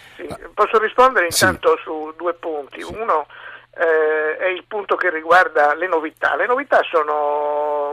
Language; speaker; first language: Italian; native; Italian